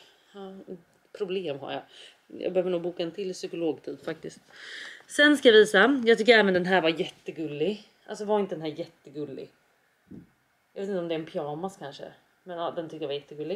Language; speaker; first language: Swedish; native; Swedish